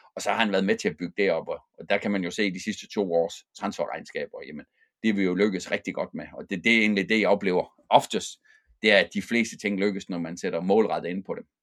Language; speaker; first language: Danish; native; Danish